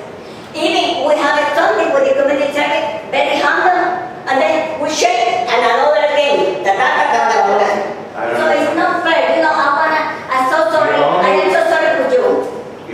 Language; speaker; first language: English; non-native, learner; Spanish